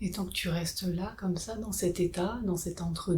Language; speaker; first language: French; native; French